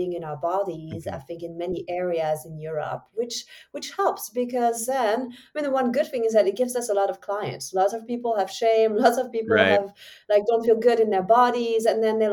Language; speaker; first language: English; non-native, fluent; French